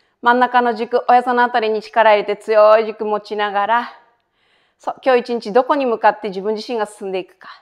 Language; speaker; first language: Japanese; native; Japanese